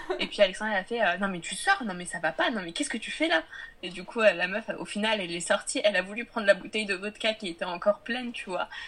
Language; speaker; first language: French; early bilingual, other home language; Polish